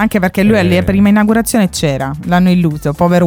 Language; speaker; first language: Italian; native; Italian